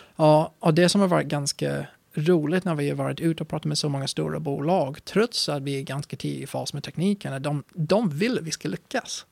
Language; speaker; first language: Swedish; non-native, fluent; English